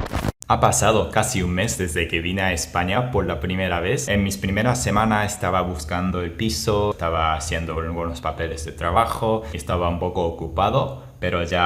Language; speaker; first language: Spanish; non-native, fluent; Japanese